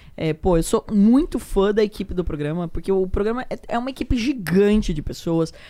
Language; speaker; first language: Portuguese; native; Portuguese